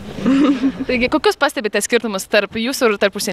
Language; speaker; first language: Lithuanian; native; Lithuanian